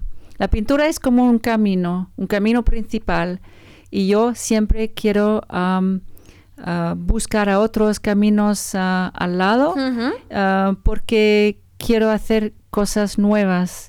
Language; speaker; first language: Spanish; non-native, learner; French